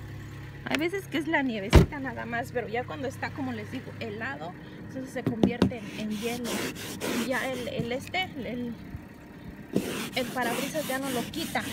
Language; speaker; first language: Spanish; native; Spanish